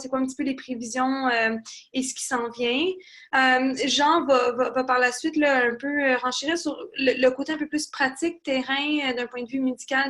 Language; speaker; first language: French; native; French